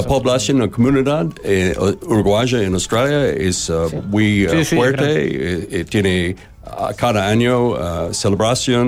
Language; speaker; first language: Spanish; non-native, learner; English